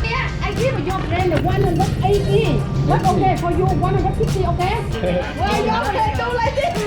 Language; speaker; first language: English; non-native, learner; Vietnamese